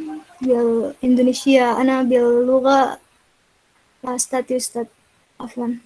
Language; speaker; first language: Arabic; non-native, learner; Indonesian